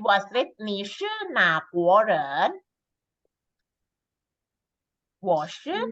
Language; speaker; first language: Chinese; non-native, fluent; Indonesian